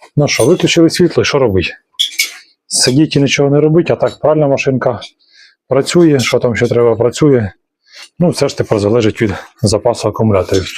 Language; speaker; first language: Ukrainian; native; Ukrainian